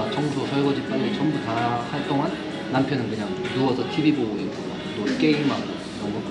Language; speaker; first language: Korean; native; Korean